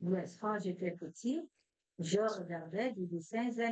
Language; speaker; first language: French; non-native, fluent; Hindi